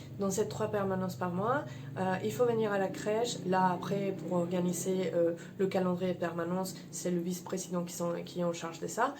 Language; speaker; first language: French; non-native, fluent; Spanish